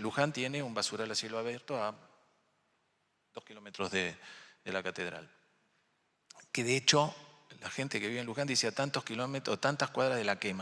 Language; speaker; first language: Spanish; native; Spanish